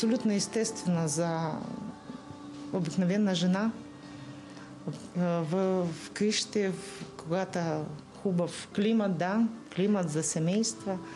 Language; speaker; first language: Bulgarian; non-native, learner; Russian